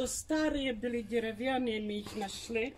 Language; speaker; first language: Russian; early bilingual, heritage; Czech